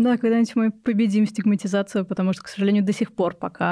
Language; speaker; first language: Russian; native; Russian